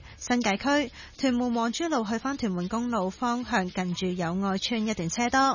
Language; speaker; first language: Chinese; non-native, local second language; Cantonese